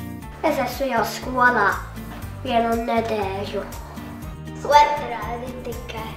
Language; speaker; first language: Latvian; early bilingual, heritage; Latvian